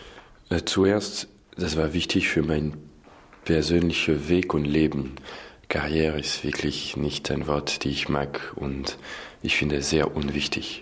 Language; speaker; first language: German; non-native, fluent; French